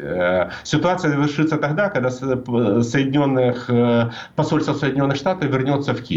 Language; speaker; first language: Russian; native; Russian